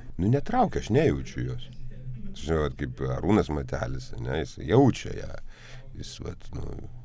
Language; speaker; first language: Lithuanian; native; Lithuanian